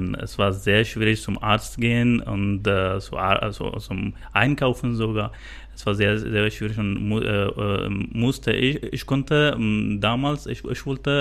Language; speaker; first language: German; non-native, learner; Persian